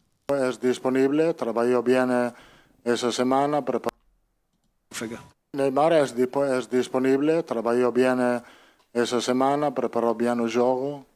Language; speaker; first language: Portuguese; non-native, fluent; Italian